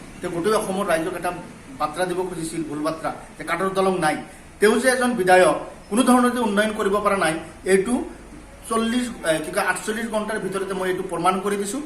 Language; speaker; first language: Assamese; non-native, local second language; Bangla